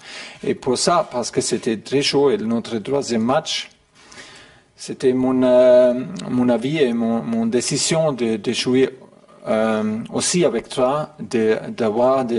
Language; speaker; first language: French; non-native, learner; German